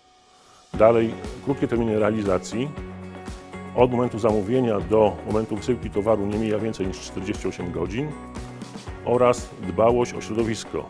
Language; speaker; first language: Polish; native; Polish